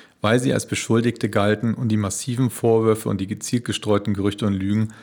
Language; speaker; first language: German; native; German